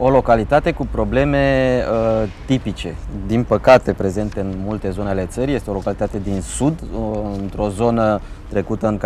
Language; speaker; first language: Romanian; native; Romanian